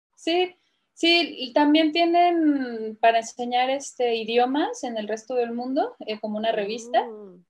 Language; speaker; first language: Spanish; native; Spanish